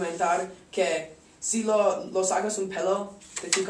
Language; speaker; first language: Spanish; non-native, learner; English